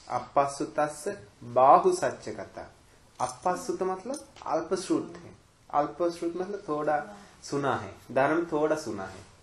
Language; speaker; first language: Hindi; non-native, fluent; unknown